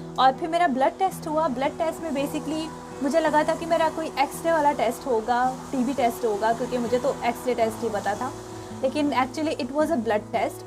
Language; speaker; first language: Urdu; non-native, local second language; Punjabi